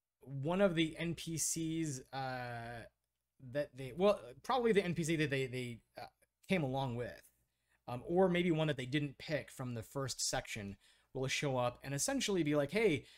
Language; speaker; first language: English; native; English